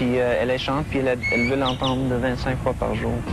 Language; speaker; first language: French; non-native, fluent; English